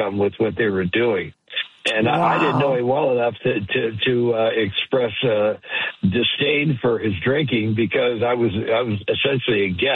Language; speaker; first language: English; native; English